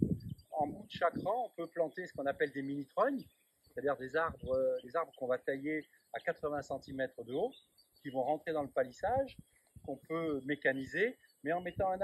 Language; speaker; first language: French; native; French